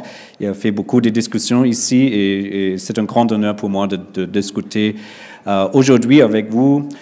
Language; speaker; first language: French; non-native, fluent; German